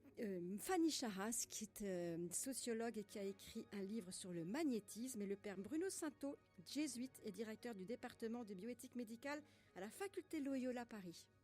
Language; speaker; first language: French; native; French